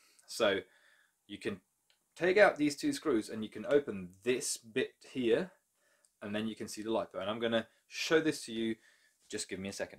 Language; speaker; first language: English; non-native, fluent; German